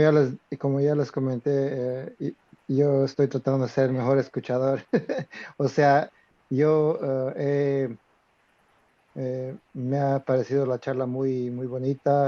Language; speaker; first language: Spanish; non-native, fluent; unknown